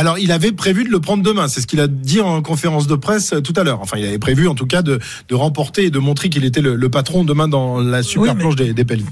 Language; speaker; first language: French; native; French